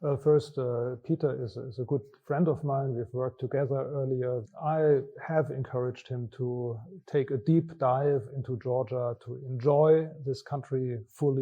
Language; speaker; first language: English; non-native, fluent; German